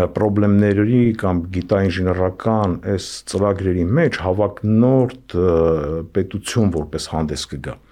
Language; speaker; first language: Armenian; native; Armenian